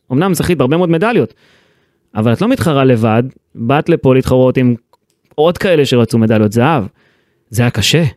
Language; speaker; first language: Hebrew; native; Hebrew